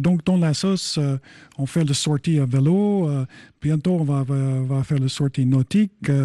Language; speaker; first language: French; non-native, fluent; English